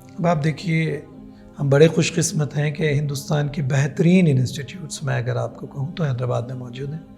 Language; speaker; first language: Urdu; native; Urdu